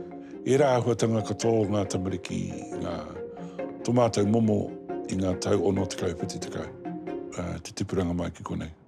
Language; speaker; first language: Māori; non-native, local second language; English